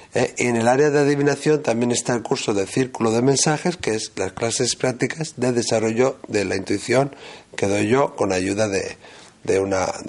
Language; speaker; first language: Spanish; native; Spanish